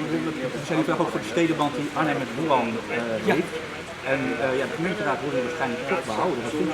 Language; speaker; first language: Dutch; native; Dutch